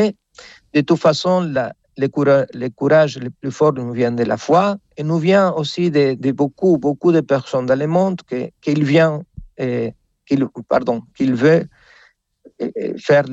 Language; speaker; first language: French; non-native, fluent; Spanish